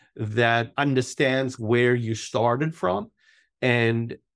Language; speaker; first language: English; native; English